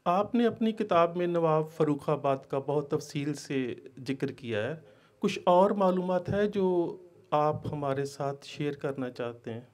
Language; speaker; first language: Hindi; non-native, local second language; Punjabi